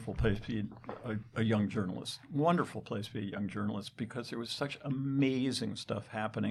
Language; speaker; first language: English; native; English